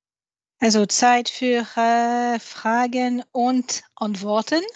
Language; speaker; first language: German; non-native, fluent; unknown